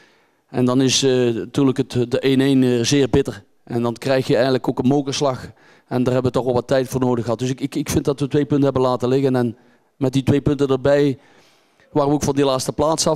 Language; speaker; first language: Dutch; native; Dutch